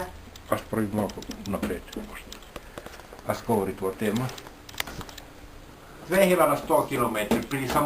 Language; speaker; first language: Bulgarian; non-native, learner; Finnish